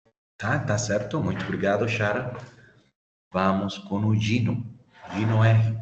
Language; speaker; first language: Portuguese; non-native, fluent; Spanish